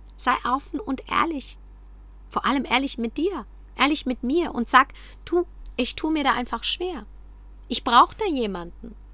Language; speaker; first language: German; early bilingual, other home language; Polish